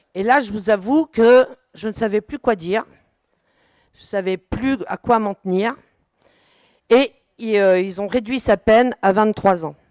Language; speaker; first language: French; native; French